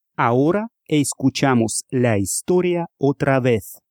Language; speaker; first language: Spanish; non-native, fluent; Russian